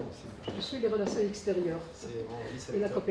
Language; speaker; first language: French; non-native, local second language; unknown